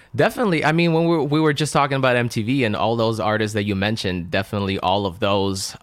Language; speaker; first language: English; non-native, fluent; Russian